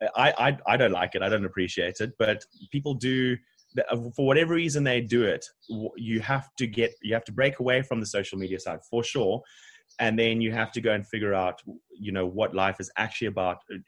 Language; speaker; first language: English; native; English